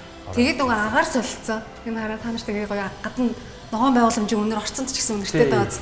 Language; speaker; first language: Mongolian; native; Mongolian